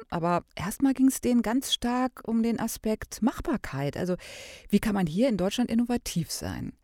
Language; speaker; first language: German; native; German